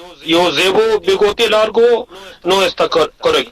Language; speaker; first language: Spanish; non-native, learner; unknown